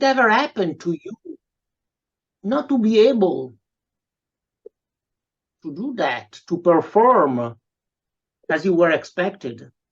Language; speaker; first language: English; non-native, fluent; Italian